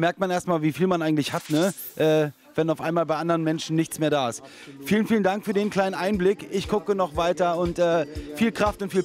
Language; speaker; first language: German; native; German